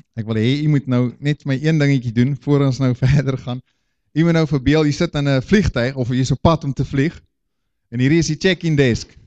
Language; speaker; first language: Afrikaans; native; Afrikaans